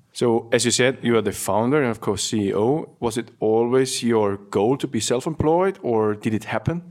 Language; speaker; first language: English; non-native, fluent; German